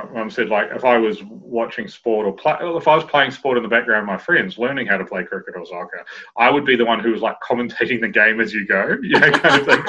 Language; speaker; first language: English; native; English